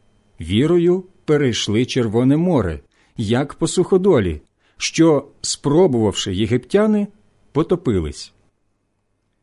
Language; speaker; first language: Ukrainian; native; Ukrainian